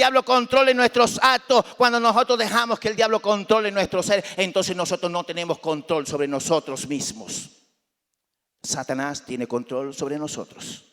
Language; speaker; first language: Spanish; native; Spanish